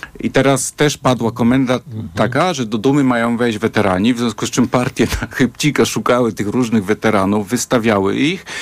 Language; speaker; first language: Polish; native; Polish